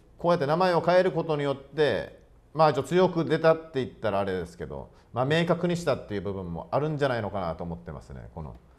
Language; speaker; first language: Japanese; native; Japanese